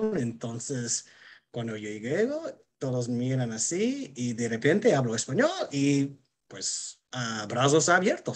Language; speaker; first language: Spanish; non-native, fluent; English